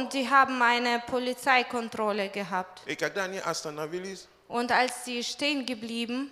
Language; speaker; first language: German; non-native, fluent; Russian